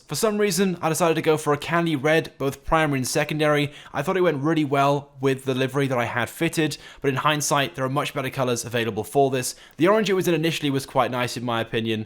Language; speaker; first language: English; native; English